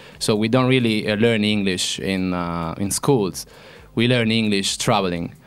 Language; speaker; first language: English; non-native, fluent; Italian